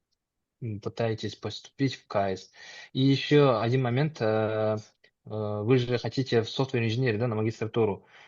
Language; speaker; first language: Russian; non-native, local second language; Kazakh